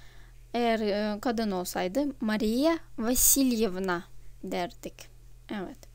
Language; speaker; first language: Turkish; non-native, fluent; Russian